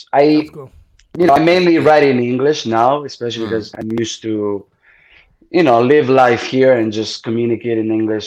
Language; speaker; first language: English; non-native, fluent; Italian